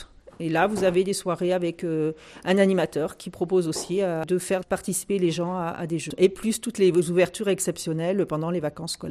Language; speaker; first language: French; native; French